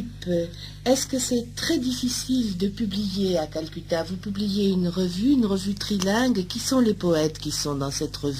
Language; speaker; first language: French; native; French